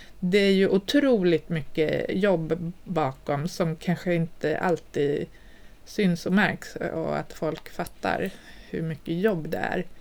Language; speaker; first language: Swedish; native; Swedish